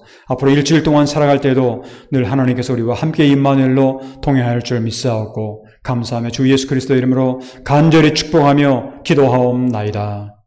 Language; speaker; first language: Korean; native; Korean